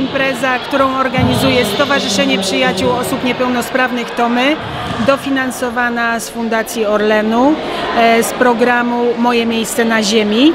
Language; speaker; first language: Polish; native; Polish